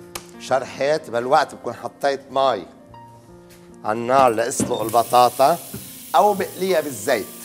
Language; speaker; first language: Arabic; native; Arabic